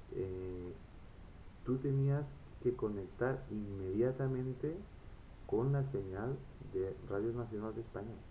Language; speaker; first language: Spanish; native; Spanish